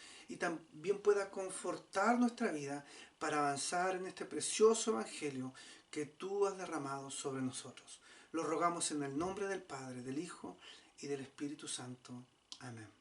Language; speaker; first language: Spanish; native; Spanish